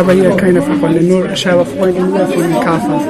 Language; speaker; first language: German; non-native, learner; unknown